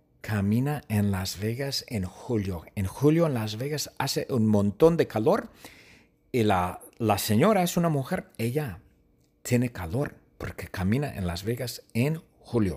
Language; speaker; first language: Spanish; non-native, fluent; English